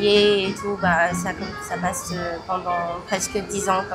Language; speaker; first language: French; early bilingual, other home language; Cantonese